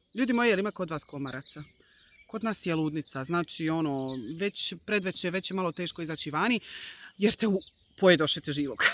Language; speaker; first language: Bosnian; early bilingual, heritage; Croatian